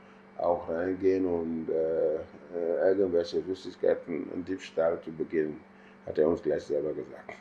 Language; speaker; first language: German; non-native, fluent; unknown